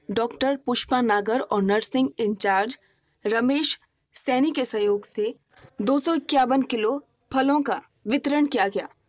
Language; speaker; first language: Hindi; native; Hindi